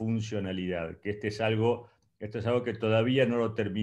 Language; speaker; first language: Spanish; native; Spanish